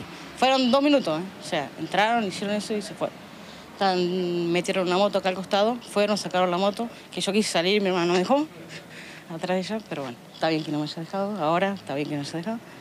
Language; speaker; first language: Spanish; native; Spanish